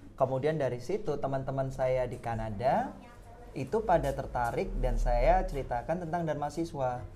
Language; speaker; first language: Indonesian; native; Indonesian